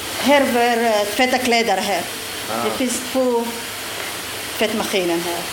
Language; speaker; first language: Swedish; non-native, learner; Somali